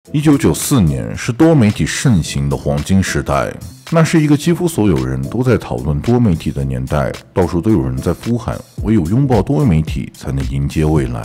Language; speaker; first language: Chinese; native; Chinese